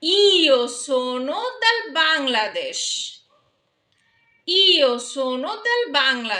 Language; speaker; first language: Italian; non-native, fluent; Bangla